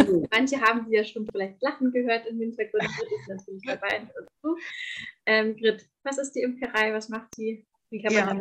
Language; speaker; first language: German; native; German